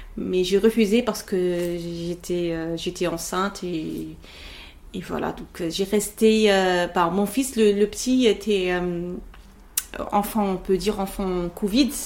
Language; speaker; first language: French; non-native, local second language; Arabic